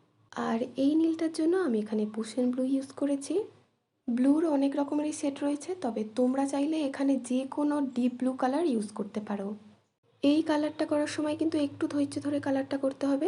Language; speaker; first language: Bangla; native; Bangla